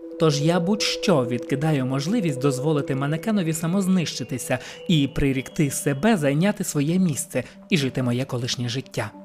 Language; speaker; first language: Ukrainian; native; Ukrainian